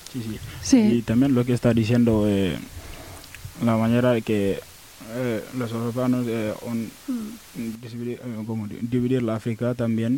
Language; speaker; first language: Spanish; non-native, learner; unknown